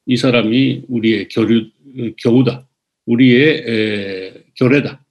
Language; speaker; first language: Korean; early bilingual, other home language; Japanese